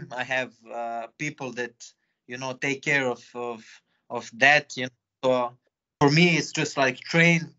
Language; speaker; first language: English; non-native, fluent; Serbian